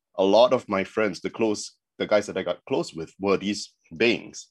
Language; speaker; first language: English; native; English